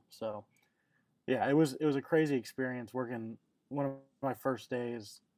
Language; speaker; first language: English; native; English